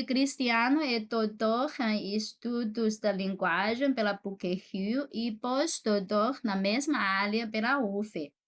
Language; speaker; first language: Portuguese; non-native, fluent; Chinese